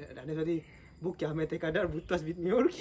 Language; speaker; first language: Turkish; non-native, learner; Indonesian